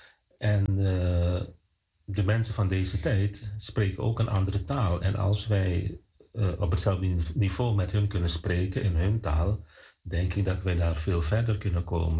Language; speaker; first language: Dutch; non-native, fluent; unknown